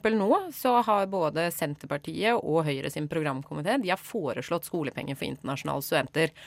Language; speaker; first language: Norwegian; native; Norwegian